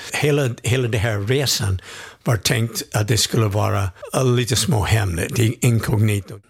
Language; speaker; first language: Swedish; non-native, fluent; English